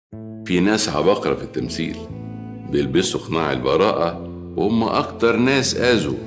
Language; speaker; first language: Arabic; native; Arabic